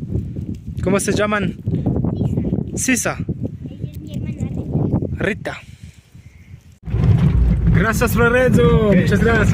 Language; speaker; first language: Spanish; non-native, learner; French